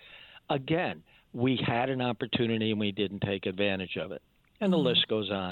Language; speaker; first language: English; native; English